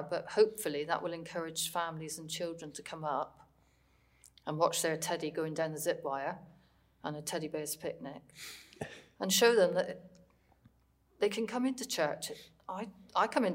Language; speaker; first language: English; native; English